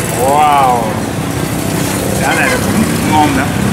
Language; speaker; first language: Vietnamese; non-native, learner; Japanese